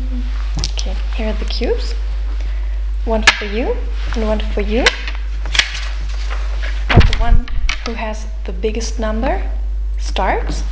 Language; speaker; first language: English; non-native, fluent; German